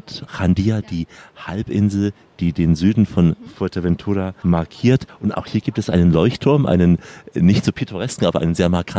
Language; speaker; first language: German; native; German